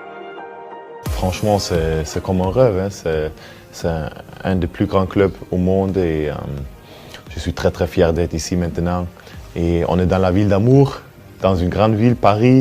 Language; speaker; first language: French; early bilingual, heritage; German